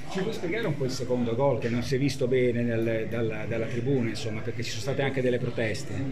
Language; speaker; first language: Italian; native; Italian